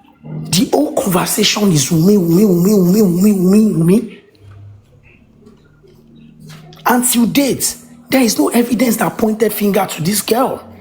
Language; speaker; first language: English; non-native, local second language; Yoruba